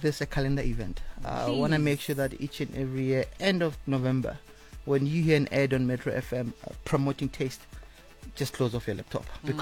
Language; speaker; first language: English; non-native, local second language; Tsonga